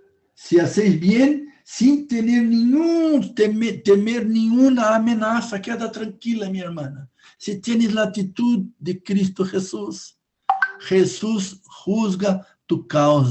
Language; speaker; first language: Spanish; non-native, fluent; Portuguese